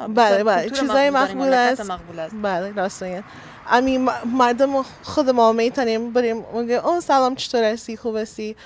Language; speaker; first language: Persian; early bilingual, heritage; Persian